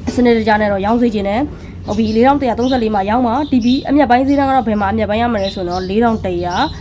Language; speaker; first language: Burmese; native; Burmese